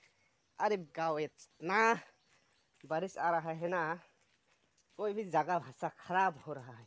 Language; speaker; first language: Hindi; non-native, local second language; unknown